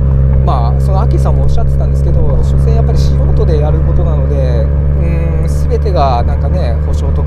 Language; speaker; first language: Japanese; native; Japanese